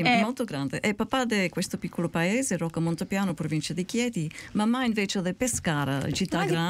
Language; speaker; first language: Italian; early bilingual, heritage; Italian